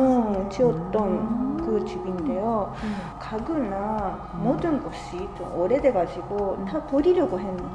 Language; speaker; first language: Korean; non-native, fluent; Japanese